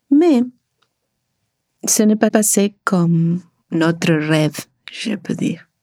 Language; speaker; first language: French; non-native, learner; Spanish